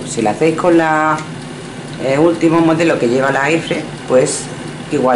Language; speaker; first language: Spanish; native; Spanish